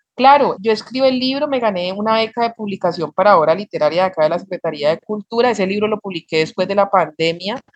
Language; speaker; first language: Spanish; native; Spanish